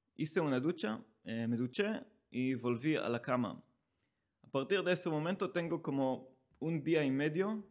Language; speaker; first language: Spanish; non-native, learner; Hebrew